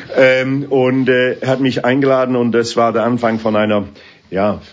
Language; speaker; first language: German; non-native, fluent; English